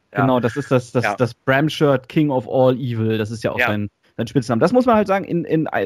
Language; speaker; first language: German; native; German